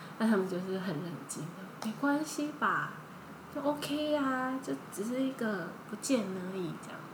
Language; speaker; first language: Chinese; early bilingual, heritage; Chinese